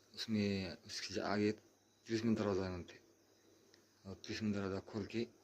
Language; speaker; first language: Hindi; non-native, local second language; Marathi